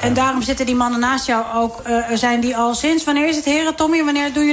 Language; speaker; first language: Dutch; native; Dutch